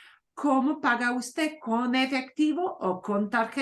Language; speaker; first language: Spanish; non-native, fluent; English